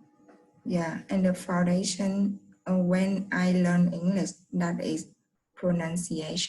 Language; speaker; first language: English; non-native, learner; Vietnamese